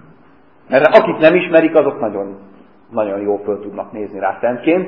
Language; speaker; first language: Hungarian; native; Hungarian